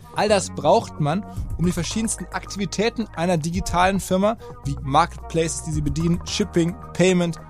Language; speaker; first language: German; native; German